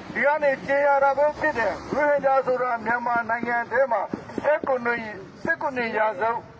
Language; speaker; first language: Burmese; non-native, local second language; Rohingya